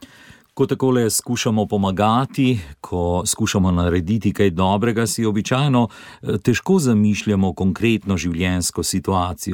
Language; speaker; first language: Slovenian; native; Slovenian